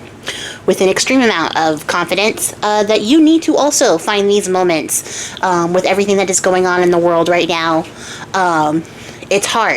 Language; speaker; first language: English; native; English